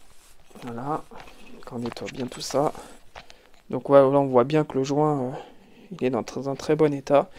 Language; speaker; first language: French; native; French